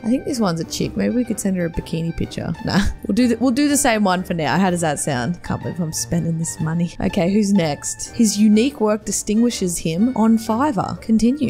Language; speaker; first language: English; native; English